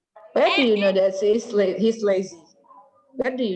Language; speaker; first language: English; non-native, learner; Indonesian